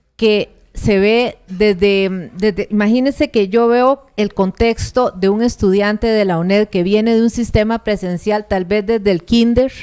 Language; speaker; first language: Spanish; native; Spanish